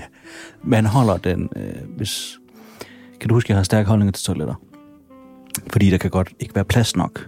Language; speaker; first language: Danish; native; Danish